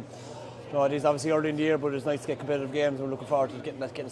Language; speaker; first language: English; native; English